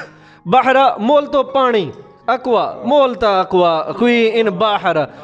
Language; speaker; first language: Italian; non-native, learner; Urdu